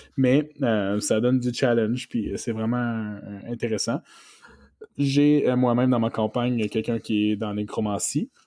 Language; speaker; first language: French; native; French